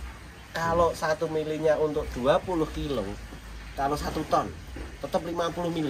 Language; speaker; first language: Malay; non-native, local second language; Javanese